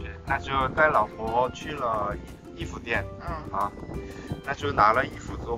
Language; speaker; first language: Chinese; non-native, fluent; Korean